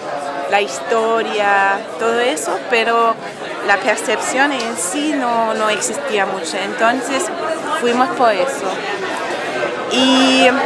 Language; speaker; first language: Spanish; non-native, fluent; German